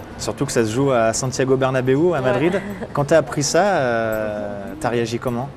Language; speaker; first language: French; native; French